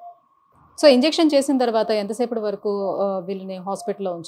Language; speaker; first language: Telugu; native; Telugu